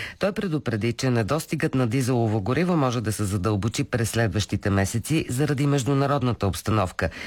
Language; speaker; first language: Bulgarian; native; Bulgarian